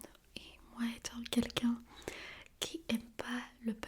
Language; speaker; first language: French; non-native, fluent; Armenian